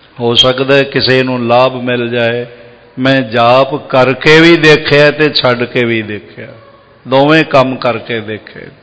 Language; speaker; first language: Punjabi; native; Punjabi